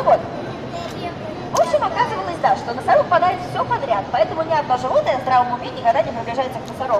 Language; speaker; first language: Russian; native; Russian